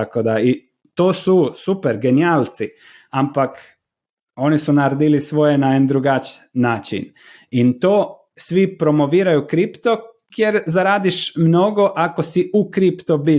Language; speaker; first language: Slovenian; non-native, learner; Croatian